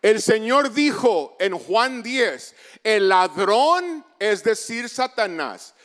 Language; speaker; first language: Spanish; early bilingual, heritage; Spanish